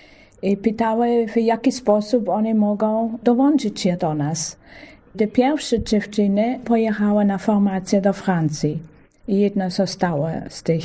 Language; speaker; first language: Polish; non-native, fluent; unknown